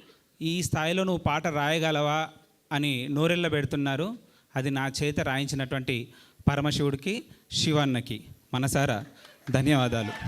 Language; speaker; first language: Telugu; native; Telugu